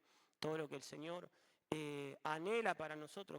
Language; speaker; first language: Spanish; native; Spanish